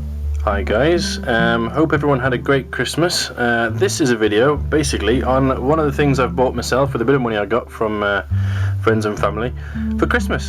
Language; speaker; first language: English; native; English